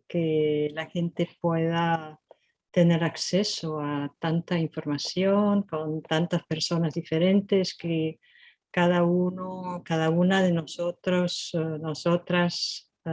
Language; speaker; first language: Spanish; non-native, fluent; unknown